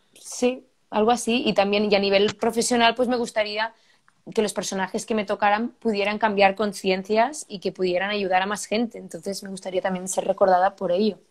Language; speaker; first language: Spanish; native; Spanish